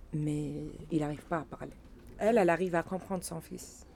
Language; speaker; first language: French; non-native, local second language; Arabic